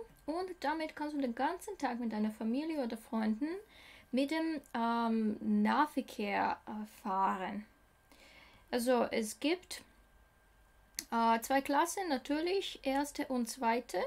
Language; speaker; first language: German; non-native, learner; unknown